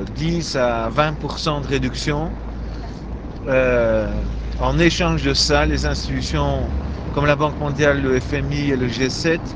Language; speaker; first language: French; native; French